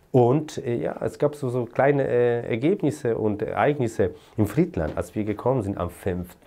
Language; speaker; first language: German; non-native, fluent; Polish